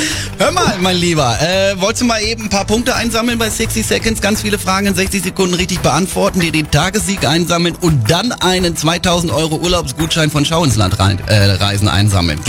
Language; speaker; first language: German; native; German